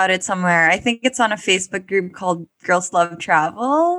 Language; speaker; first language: English; non-native, local second language; Filipino